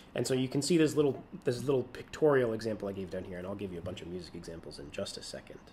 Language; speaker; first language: English; native; English